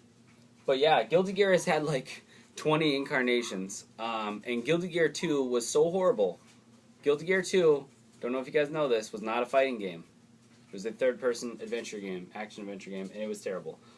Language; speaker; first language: English; native; English